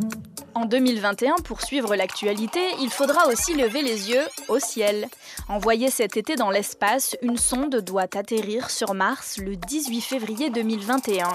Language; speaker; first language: French; native; French